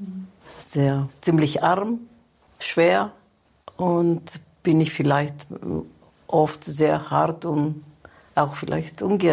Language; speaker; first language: German; non-native, fluent; Greek